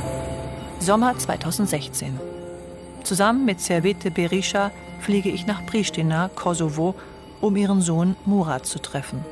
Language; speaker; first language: German; native; German